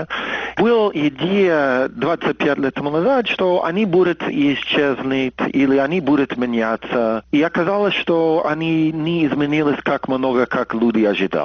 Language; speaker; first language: Russian; non-native, fluent; English